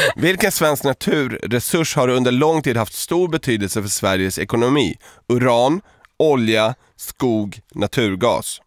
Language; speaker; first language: Swedish; early bilingual, other home language; Serbian